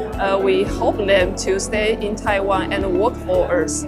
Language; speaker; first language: English; non-native, learner; Chinese